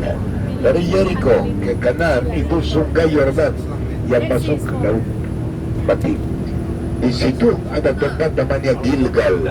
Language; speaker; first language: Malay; non-native, fluent; Hebrew